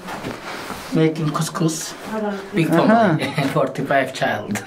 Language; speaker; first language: English; non-native, learner; Arabic